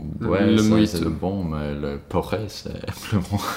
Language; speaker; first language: French; non-native, learner; Swedish